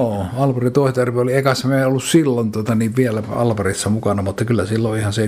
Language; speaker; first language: Finnish; native; Finnish